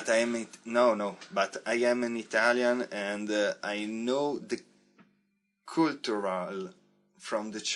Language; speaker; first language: English; non-native, learner; Italian